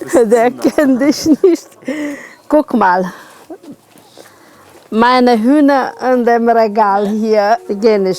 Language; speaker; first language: German; non-native, local second language; Romanian